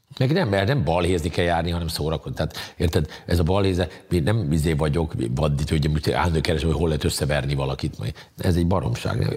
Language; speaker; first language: Hungarian; native; Hungarian